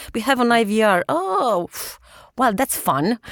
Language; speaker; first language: English; non-native, fluent; Romanian